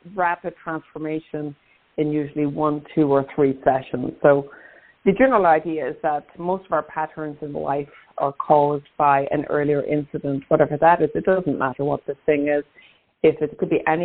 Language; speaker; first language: English; native; English